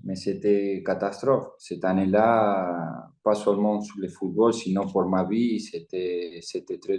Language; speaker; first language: French; non-native, fluent; Spanish